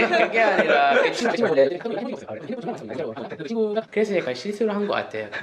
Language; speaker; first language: Korean; non-native, fluent; Malay